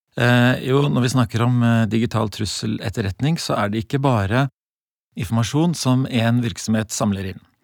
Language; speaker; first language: Norwegian; native; Norwegian